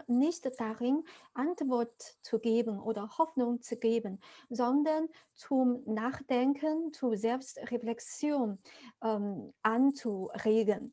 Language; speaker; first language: German; non-native, fluent; Chinese